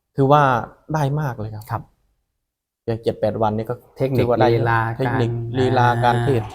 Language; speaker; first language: Thai; non-native, local second language; Khmer